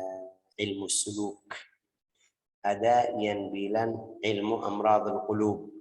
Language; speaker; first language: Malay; non-native, fluent; Arabic